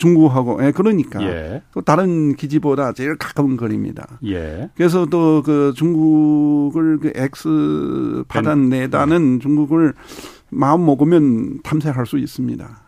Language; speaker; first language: Korean; non-native, fluent; Chinese